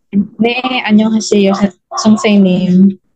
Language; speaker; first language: Korean; non-native, learner; Filipino